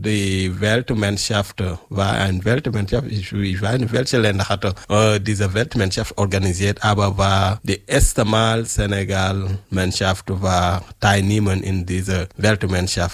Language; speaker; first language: German; non-native, learner; French